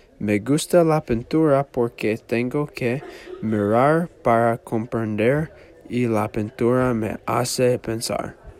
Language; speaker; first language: Spanish; non-native, learner; English